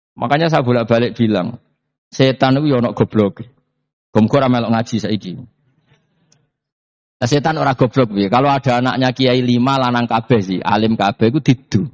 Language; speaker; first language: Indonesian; non-native, local second language; Javanese